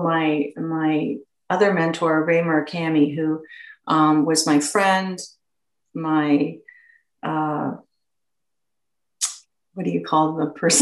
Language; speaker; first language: English; native; English